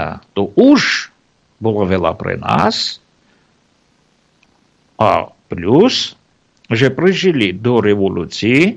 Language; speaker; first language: Slovak; non-native, fluent; Armenian